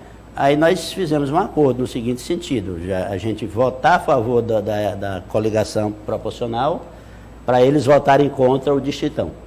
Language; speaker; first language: Portuguese; native; Portuguese